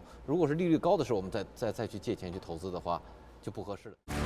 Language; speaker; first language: Chinese; native; Chinese